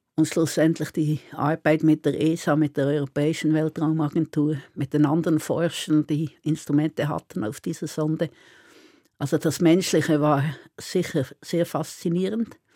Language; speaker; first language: German; native; German